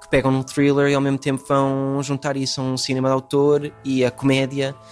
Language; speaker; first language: Portuguese; non-native, fluent; English